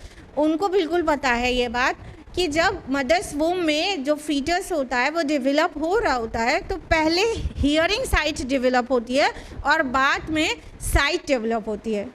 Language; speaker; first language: Urdu; native; Urdu